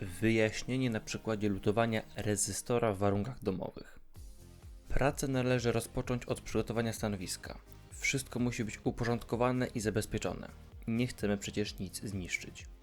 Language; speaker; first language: Polish; native; Polish